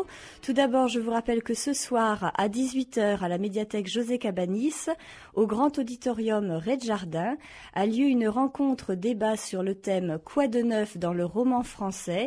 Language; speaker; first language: French; native; French